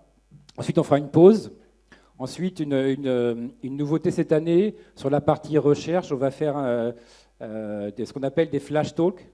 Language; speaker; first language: French; native; French